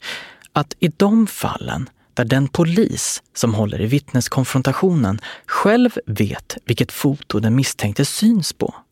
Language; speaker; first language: Swedish; native; Swedish